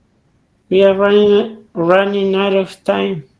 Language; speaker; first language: English; non-native, learner; Spanish